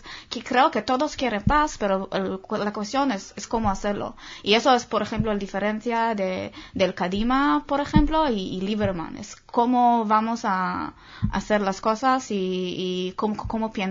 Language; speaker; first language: Spanish; non-native, fluent; Hebrew